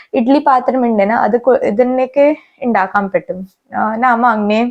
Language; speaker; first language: Malayalam; non-native, local second language; Hindi